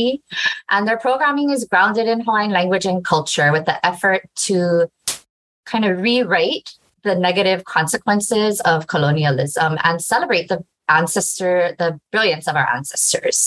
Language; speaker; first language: English; native; English